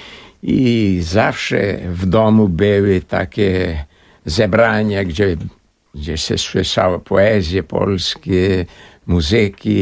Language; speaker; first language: Polish; early bilingual, heritage; Portuguese